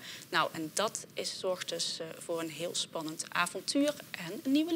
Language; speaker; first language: Dutch; native; Dutch